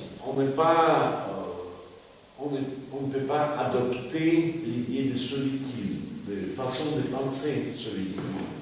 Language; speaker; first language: French; non-native, fluent; Russian